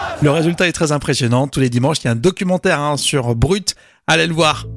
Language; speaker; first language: French; native; French